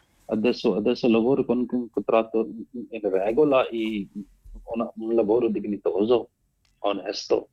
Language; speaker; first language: Italian; non-native, learner; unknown